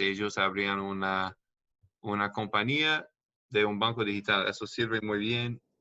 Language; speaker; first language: Spanish; non-native, learner; English